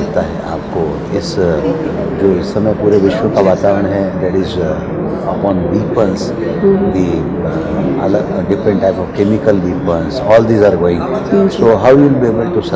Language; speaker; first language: Hindi; native; Hindi